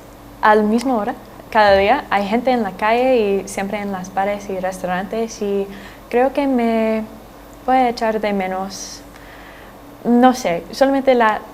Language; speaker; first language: Spanish; non-native, fluent; English